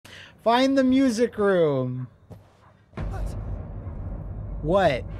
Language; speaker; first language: English; native; English